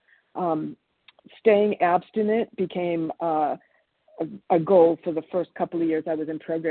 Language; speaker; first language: English; early bilingual, other home language; Italian